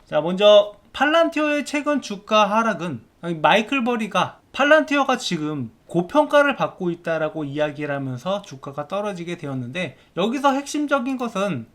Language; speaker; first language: Korean; native; Korean